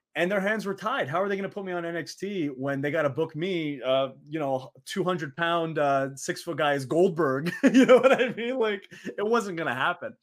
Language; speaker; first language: English; early bilingual, other home language; Arabic